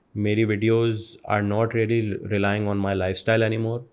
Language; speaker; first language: English; non-native, local second language; Urdu